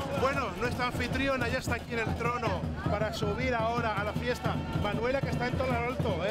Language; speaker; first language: Spanish; native; Spanish